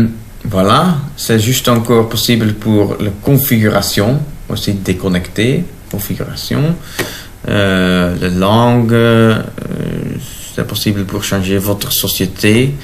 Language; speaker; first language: French; non-native, local second language; Dutch